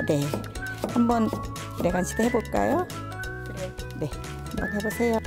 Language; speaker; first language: Korean; native; Korean